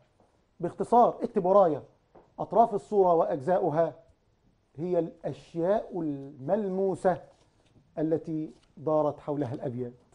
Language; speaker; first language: Arabic; native; Arabic